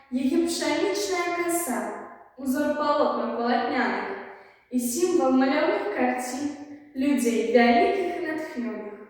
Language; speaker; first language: Belarusian; native; Belarusian